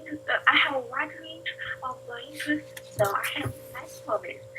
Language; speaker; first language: English; non-native, learner; Chinese